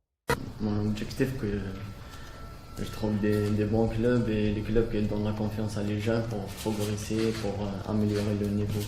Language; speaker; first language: French; non-native, local second language; Arabic